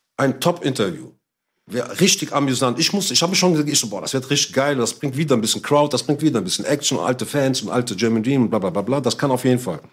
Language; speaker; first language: German; early bilingual, other home language; Arabic